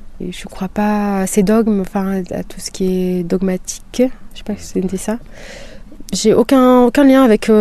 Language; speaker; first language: French; non-native, local second language; Kabyle